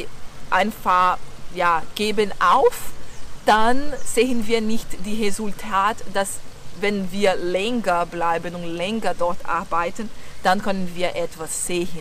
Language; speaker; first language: German; non-native, fluent; Portuguese